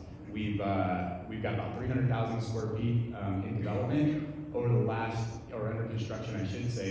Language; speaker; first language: English; native; English